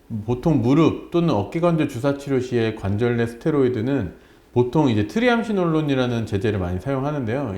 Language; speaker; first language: Korean; native; Korean